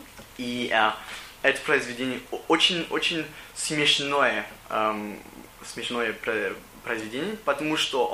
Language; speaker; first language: Russian; non-native, learner; English